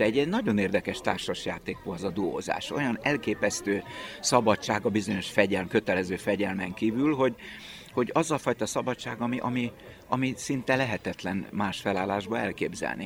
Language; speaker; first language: Hungarian; native; Hungarian